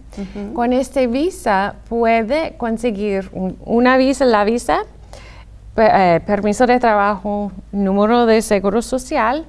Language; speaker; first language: Spanish; non-native, fluent; English